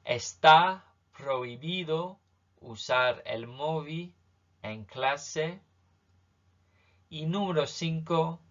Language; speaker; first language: Spanish; non-native, fluent; English